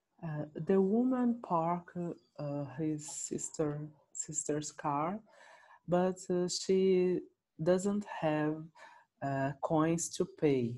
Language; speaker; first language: English; non-native, learner; Portuguese